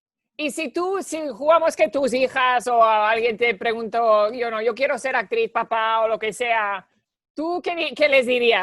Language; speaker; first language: Spanish; early bilingual, heritage; Spanish